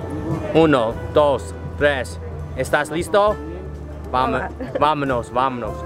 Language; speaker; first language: Spanish; non-native, learner; English